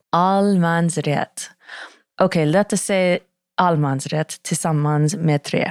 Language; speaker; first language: Swedish; non-native, learner; English